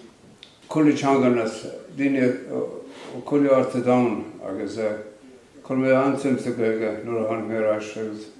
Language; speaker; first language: Irish; non-native, local second language; English